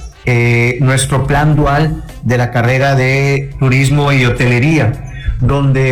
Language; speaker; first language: Spanish; native; Spanish